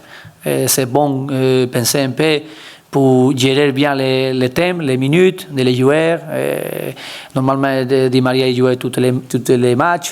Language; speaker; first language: French; non-native, learner; Spanish